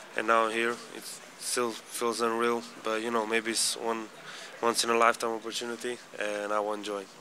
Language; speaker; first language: English; non-native, fluent; Slovenian